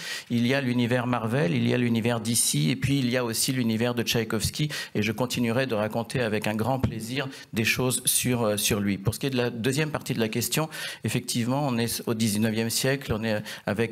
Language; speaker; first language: French; native; French